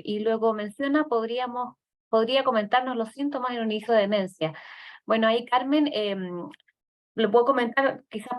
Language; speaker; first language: Spanish; native; Spanish